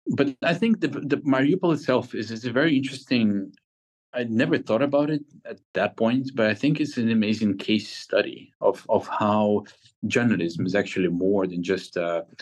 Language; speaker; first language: English; non-native, fluent; Ukrainian